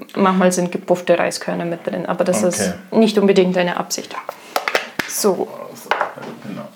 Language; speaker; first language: German; non-native, fluent; Russian